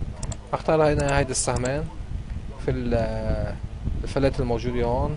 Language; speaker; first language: Arabic; native; Arabic